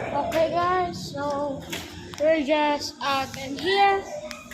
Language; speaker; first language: English; non-native, local second language; Filipino